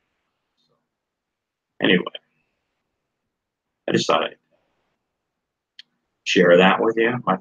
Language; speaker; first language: English; native; English